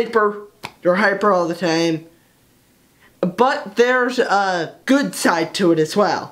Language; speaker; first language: English; native; English